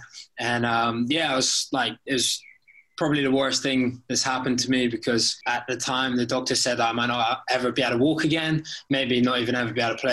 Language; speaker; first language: English; native; English